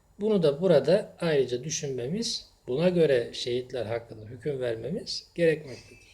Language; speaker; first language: Turkish; native; Turkish